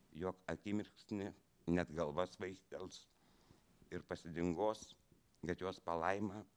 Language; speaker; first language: French; non-native, fluent; Lithuanian